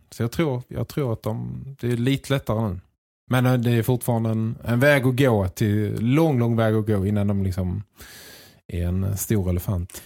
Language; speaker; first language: Swedish; native; Swedish